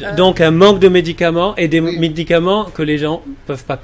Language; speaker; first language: French; native; French